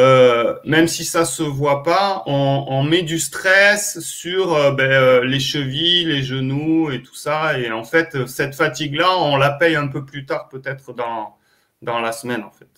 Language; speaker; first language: French; native; French